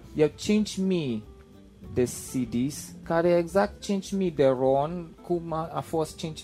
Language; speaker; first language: Romanian; early bilingual, heritage; Romanian